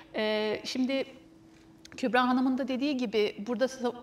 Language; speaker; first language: Turkish; native; Turkish